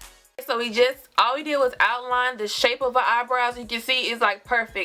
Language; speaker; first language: English; native; English